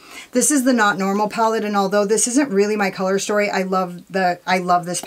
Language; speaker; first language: English; native; English